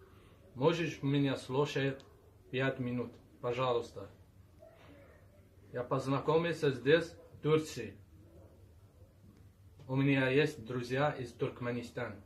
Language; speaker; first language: Russian; non-native, learner; Arabic